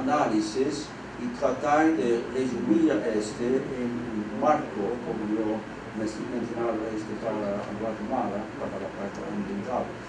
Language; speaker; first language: Spanish; non-native, fluent; Dutch